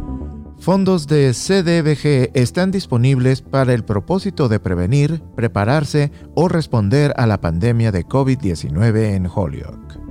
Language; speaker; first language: Spanish; native; Spanish